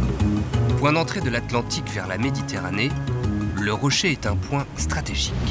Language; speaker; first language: French; native; French